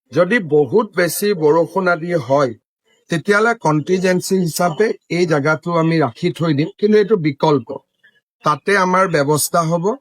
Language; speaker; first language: Assamese; native; Assamese